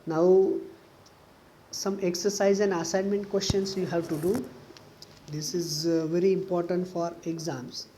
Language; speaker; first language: English; non-native, local second language; Marathi